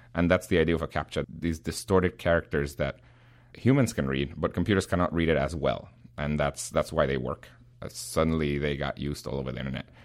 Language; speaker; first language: English; non-native, fluent; Spanish